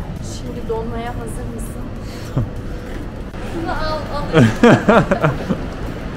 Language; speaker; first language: Turkish; early bilingual, heritage; Turkish